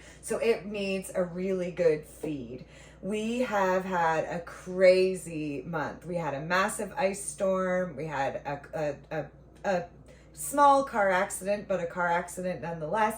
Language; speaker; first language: English; native; English